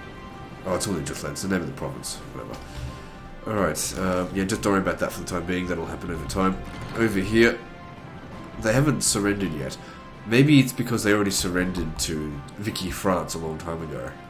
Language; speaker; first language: English; native; English